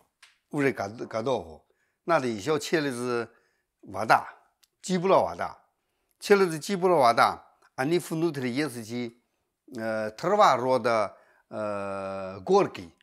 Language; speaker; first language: Russian; non-native, learner; Chinese